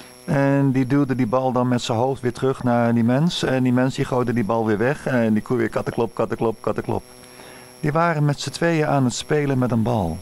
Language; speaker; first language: Dutch; native; Dutch